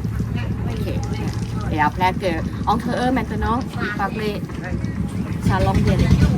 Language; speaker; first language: French; non-native, learner; Thai